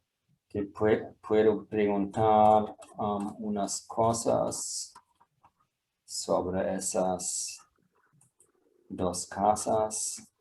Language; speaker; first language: Spanish; non-native, fluent; German